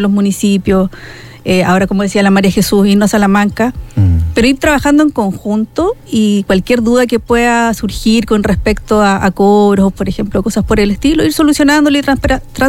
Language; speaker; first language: Spanish; native; Spanish